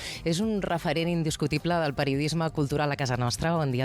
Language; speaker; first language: Catalan; native; Catalan